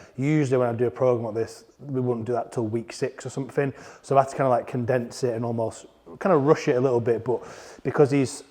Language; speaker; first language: English; native; English